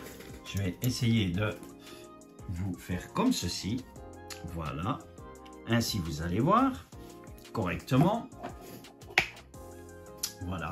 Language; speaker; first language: French; native; French